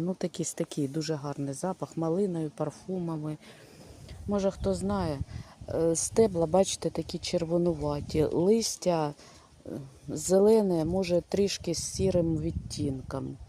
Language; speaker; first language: Ukrainian; native; Ukrainian